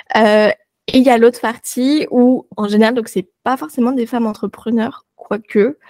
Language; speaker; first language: French; native; French